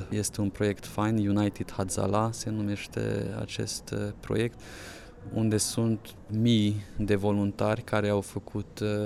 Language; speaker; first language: Romanian; non-native, local second language; Hungarian